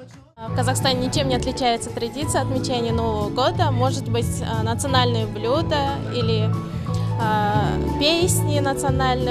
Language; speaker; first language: Russian; non-native, local second language; Kazakh